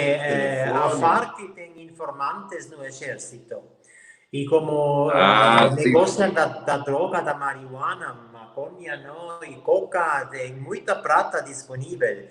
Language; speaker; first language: Portuguese; non-native, learner; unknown